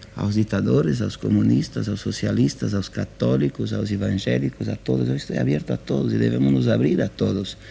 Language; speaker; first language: Spanish; non-native, learner; Portuguese